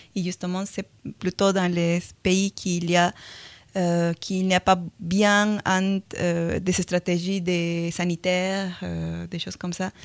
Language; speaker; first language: French; non-native, fluent; Spanish